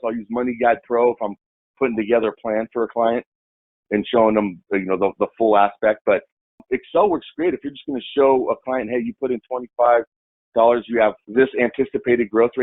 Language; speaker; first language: English; native; English